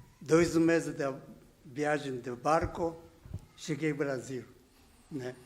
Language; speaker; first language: Portuguese; non-native, learner; Japanese